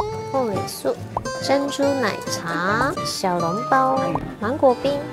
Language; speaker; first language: Chinese; non-native, fluent; Japanese